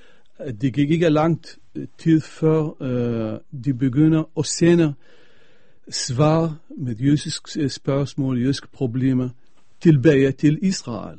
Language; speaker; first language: Danish; non-native, fluent; Arabic